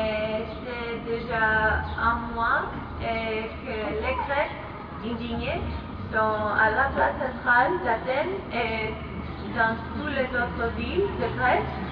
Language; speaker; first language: French; non-native, fluent; Greek